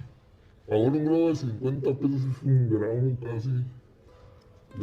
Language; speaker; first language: Spanish; native; Spanish